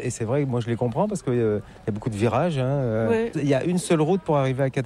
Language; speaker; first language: French; native; French